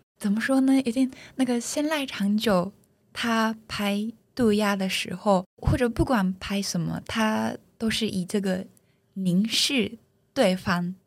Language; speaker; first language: Chinese; non-native, fluent; Japanese